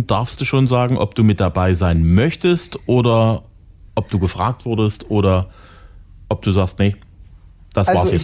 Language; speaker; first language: German; native; German